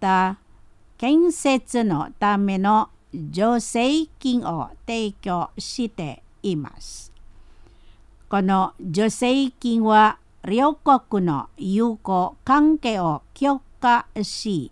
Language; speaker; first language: Japanese; non-native, fluent; Indonesian